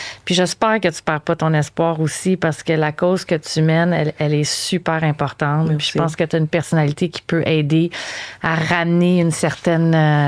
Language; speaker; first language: French; native; French